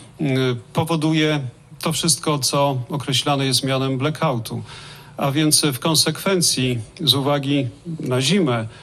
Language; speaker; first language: Polish; native; Polish